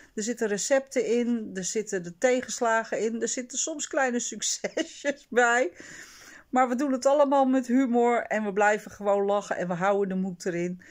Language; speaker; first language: Dutch; native; Dutch